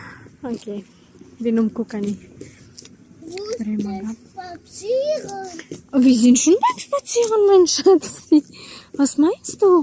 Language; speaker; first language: German; non-native, fluent; Tajik